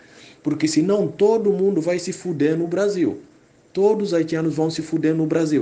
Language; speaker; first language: Portuguese; non-native, fluent; Haitian Creole